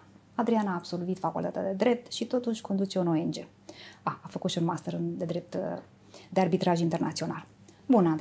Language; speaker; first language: Romanian; native; Romanian